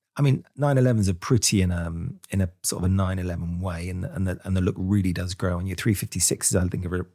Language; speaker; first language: English; native; English